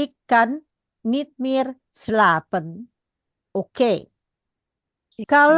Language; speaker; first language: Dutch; non-native, fluent; Indonesian